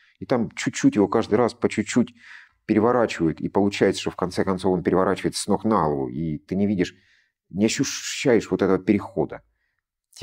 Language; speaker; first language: Russian; native; Russian